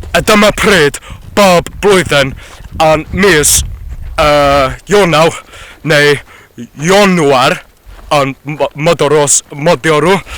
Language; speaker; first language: Welsh; non-native, learner; Hungarian